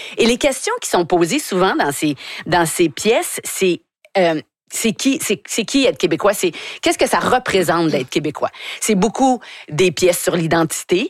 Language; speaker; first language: French; native; French